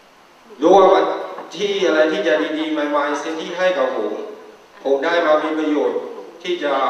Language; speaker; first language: Thai; non-native, fluent; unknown